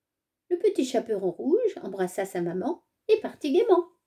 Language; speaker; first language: French; native; French